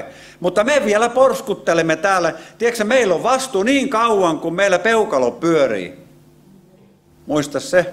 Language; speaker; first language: Finnish; native; Finnish